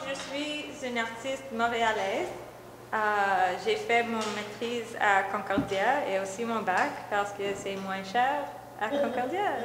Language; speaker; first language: French; non-native, local second language; English